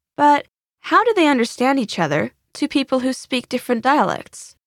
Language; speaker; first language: English; non-native, fluent; Swedish